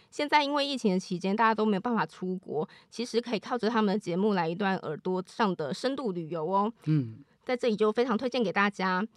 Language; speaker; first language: Chinese; native; Chinese